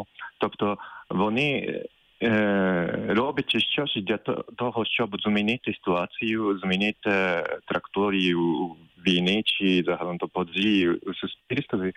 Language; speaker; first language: Ukrainian; non-native, fluent; Japanese